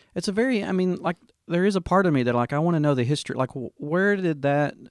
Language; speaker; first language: English; native; English